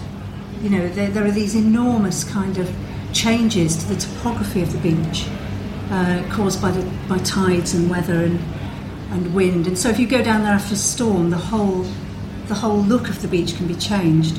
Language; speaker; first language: English; native; English